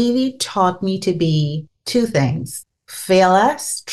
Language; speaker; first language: English; non-native, local second language; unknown